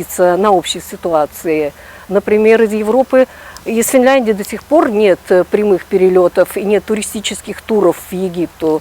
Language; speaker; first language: Russian; non-native, local second language; Ukrainian